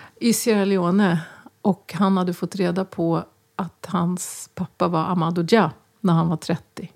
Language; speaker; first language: Swedish; native; Swedish